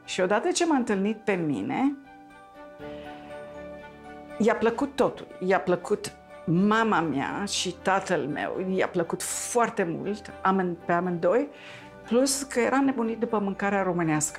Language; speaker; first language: Romanian; native; Romanian